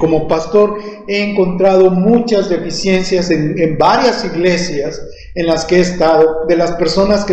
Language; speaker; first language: Spanish; native; Spanish